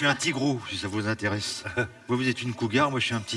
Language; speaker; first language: French; native; French